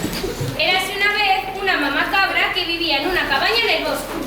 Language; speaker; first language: Spanish; native; Spanish